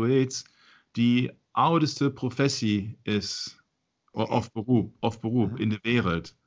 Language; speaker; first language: Dutch; non-native, learner; German